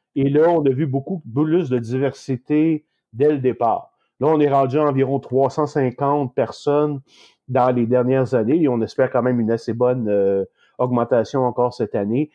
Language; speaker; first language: French; native; French